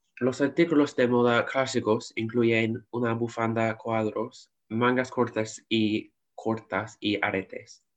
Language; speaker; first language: Spanish; non-native, learner; English